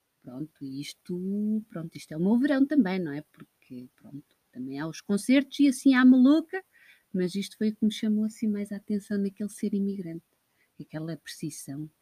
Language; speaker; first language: Portuguese; native; Portuguese